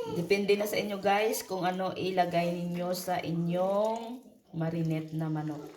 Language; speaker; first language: Filipino; non-native, local second language; Cebuano